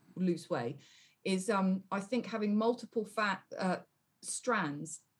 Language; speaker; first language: English; native; English